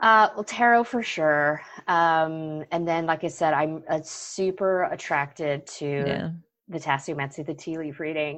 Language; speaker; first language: English; native; English